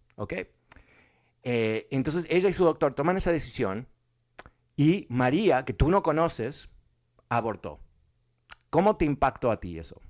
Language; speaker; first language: Spanish; early bilingual, other home language; English